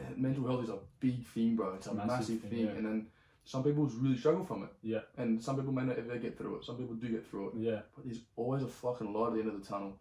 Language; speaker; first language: English; native; English